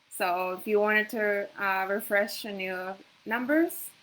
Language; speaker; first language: English; non-native, fluent; Japanese